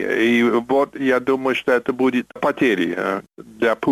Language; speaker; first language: Russian; non-native, fluent; English